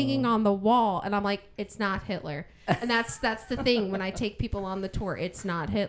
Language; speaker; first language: English; native; English